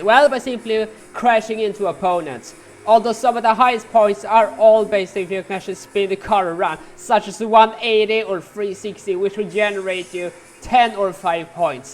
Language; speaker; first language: English; non-native, fluent; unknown